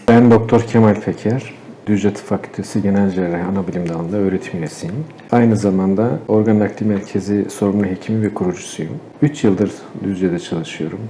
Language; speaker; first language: Turkish; native; Turkish